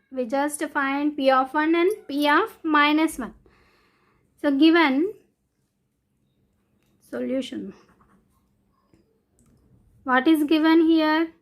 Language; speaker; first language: English; non-native, local second language; Telugu